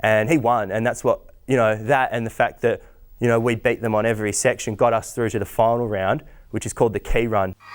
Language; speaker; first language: English; native; English